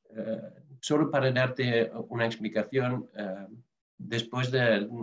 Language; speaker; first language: Spanish; non-native, fluent; Dutch